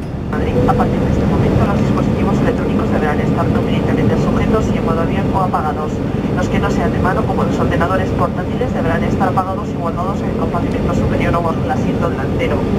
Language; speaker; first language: Spanish; native; Spanish